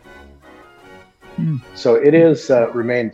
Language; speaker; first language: English; early bilingual, other home language; German